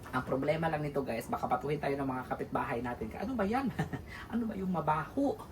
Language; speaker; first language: Filipino; non-native, local second language; Cebuano